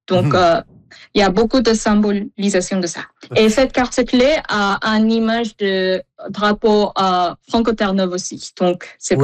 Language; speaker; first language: French; non-native, fluent; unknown